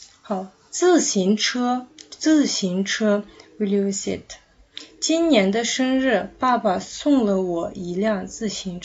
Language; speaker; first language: Chinese; non-native, fluent; Kazakh